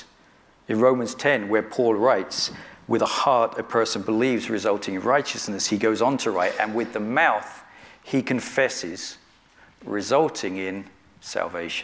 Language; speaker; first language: English; native; English